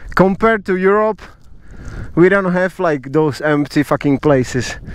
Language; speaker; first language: English; non-native, learner; Czech